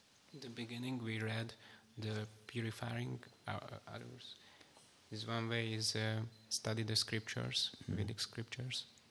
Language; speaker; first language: English; non-native, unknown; Hungarian